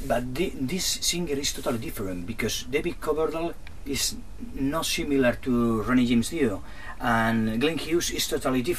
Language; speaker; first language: English; non-native, learner; Spanish